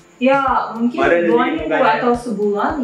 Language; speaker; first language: Indonesian; non-native, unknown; Russian